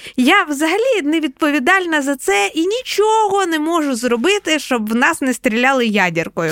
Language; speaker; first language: Ukrainian; non-native, local second language; Russian